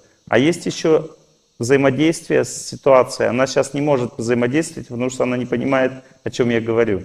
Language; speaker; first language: Russian; native; Russian